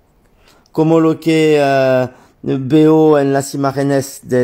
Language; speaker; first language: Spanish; non-native, learner; French